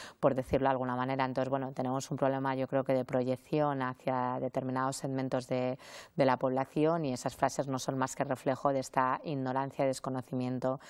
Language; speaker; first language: Spanish; native; Spanish